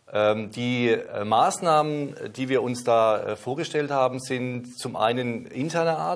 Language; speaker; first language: German; native; German